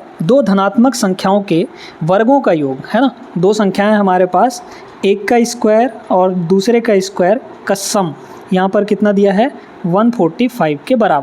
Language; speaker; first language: Hindi; native; Hindi